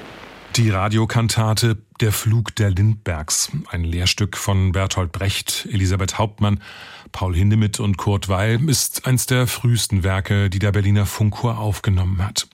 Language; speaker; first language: German; native; German